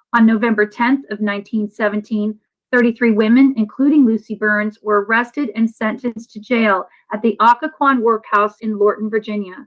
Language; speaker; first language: English; native; English